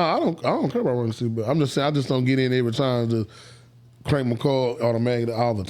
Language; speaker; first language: English; native; English